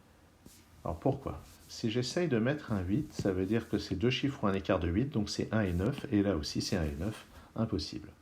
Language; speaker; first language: French; native; French